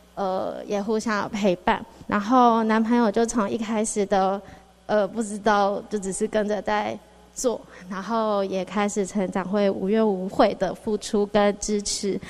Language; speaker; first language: Chinese; native; Chinese